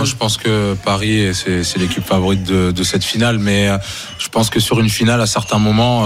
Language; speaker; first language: French; native; French